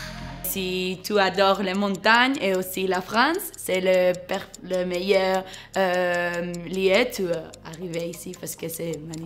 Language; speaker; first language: French; non-native, learner; Spanish